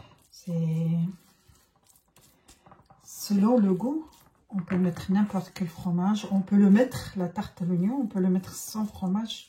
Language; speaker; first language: French; non-native, local second language; Arabic